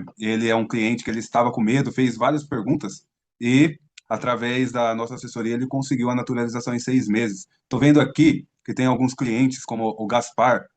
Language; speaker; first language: Portuguese; native; Portuguese